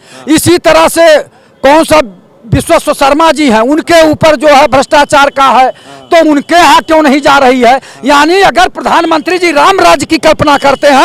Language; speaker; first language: Hindi; native; Hindi